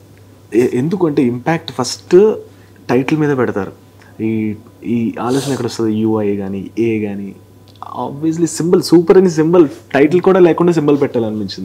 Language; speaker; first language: Telugu; native; Telugu